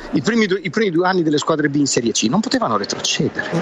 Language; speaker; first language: Italian; native; Italian